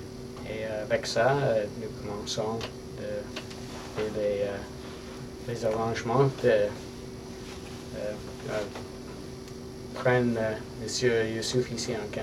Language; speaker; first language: French; non-native, learner; English